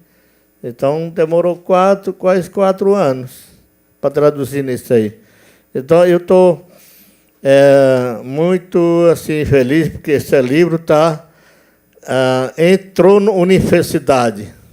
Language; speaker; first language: Portuguese; non-native, local second language; Yanomámi